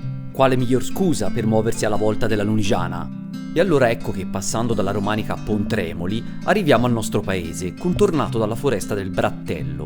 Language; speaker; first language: Italian; native; Italian